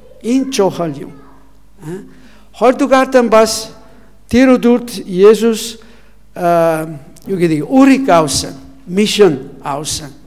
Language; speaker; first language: Mongolian; non-native, learner; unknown